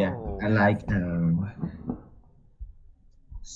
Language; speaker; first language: English; non-native, learner; Vietnamese